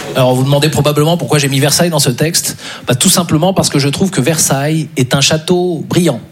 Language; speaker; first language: French; native; French